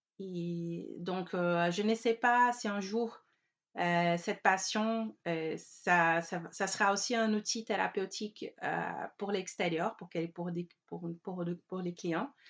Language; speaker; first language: French; non-native, fluent; Portuguese